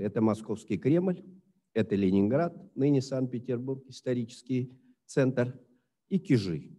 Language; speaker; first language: Russian; native; Russian